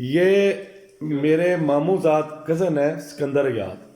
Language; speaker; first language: Urdu; non-native, local second language; Punjabi